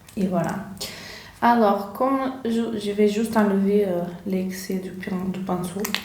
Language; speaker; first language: French; non-native, learner; Portuguese